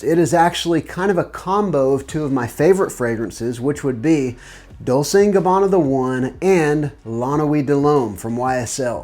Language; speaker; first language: English; native; English